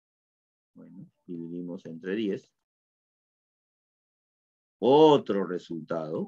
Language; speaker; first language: Spanish; native; Spanish